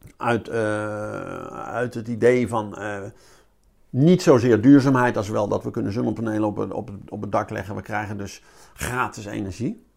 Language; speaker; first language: Dutch; native; Dutch